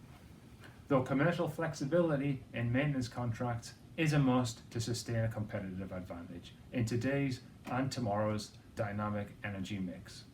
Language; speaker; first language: English; native; English